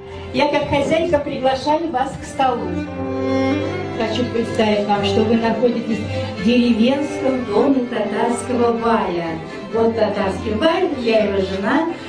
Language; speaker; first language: Russian; non-native, local second language; Tatar